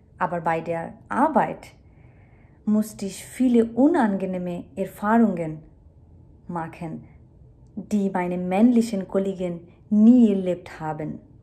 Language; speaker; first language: German; non-native, fluent; Bangla